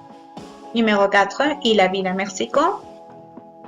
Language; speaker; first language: French; non-native, fluent; Spanish